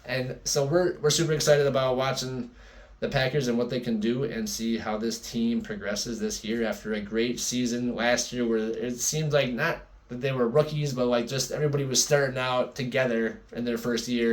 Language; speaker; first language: English; native; English